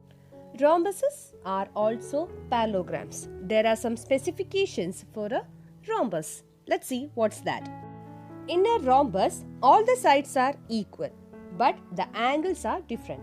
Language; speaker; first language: English; non-native, local second language; Malayalam